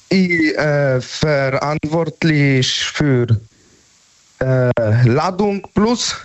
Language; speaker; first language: German; non-native, learner; Polish